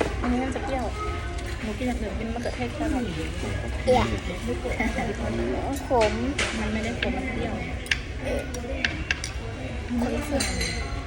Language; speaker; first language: Thai; native; Thai